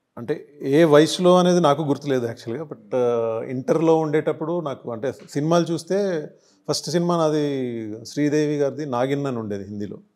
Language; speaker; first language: Telugu; non-native, local second language; Hindi